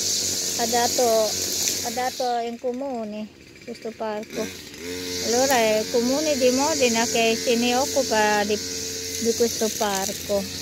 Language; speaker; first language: Italian; non-native, fluent; Filipino